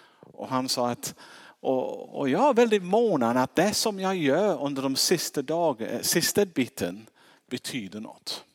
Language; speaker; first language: Swedish; non-native, fluent; English